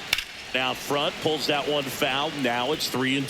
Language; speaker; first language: English; native; English